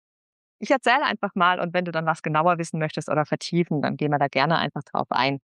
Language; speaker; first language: German; native; German